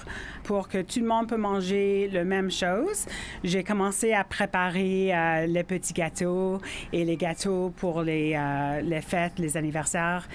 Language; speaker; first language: French; non-native, fluent; English